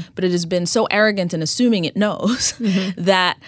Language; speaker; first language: English; non-native, fluent; Amharic